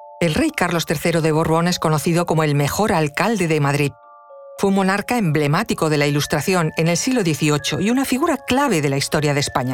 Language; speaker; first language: Spanish; native; Spanish